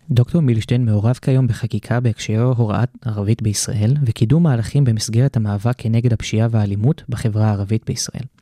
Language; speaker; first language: Hebrew; native; Hebrew